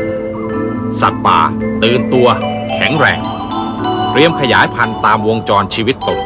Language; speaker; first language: Thai; native; Thai